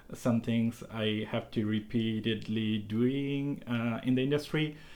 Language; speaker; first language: English; non-native, local second language; Bangla